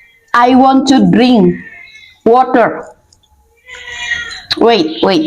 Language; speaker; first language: English; non-native, learner; Indonesian